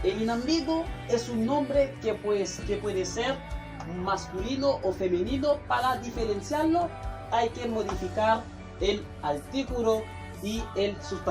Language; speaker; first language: Spanish; non-native, fluent; Haitian Creole